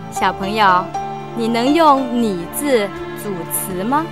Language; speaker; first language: Chinese; native; Chinese